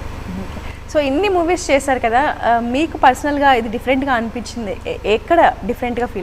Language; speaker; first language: Telugu; native; Telugu